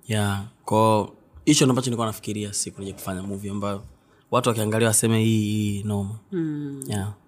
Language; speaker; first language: Swahili; native; Swahili